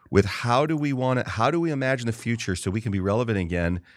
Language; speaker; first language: English; native; English